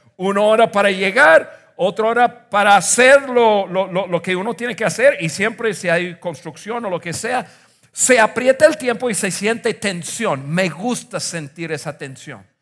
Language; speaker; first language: Spanish; non-native, fluent; English